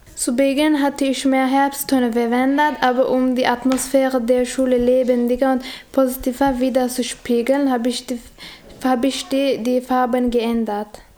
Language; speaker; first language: German; non-native, learner; Turkish